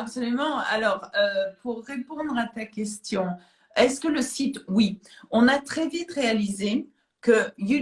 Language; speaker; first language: French; native; French